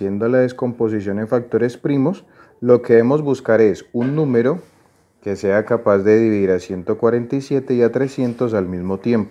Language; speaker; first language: Spanish; native; Spanish